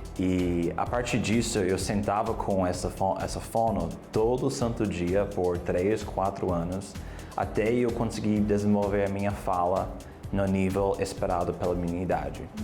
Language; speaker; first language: Portuguese; non-native, fluent; English